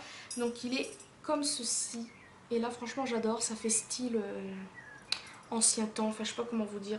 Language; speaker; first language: French; native; French